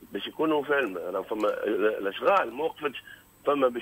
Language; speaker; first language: Arabic; native; Arabic